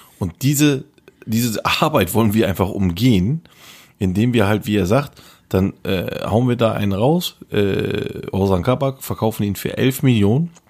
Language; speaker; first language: German; early bilingual, other home language; Turkish